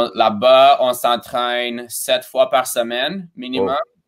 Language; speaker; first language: French; early bilingual, other home language; Romanian